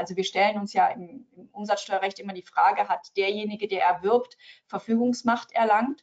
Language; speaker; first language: German; native; German